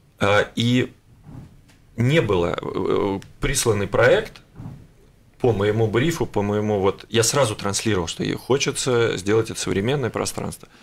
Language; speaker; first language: Russian; native; Russian